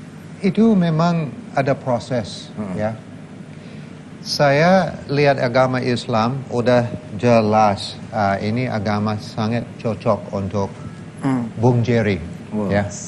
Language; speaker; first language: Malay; non-native, fluent; English